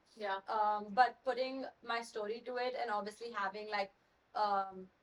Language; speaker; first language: English; non-native, local second language; Hindi